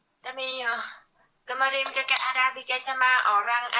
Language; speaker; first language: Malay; non-native, learner; Vietnamese